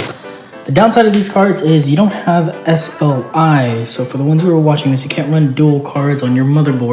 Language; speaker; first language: English; native; English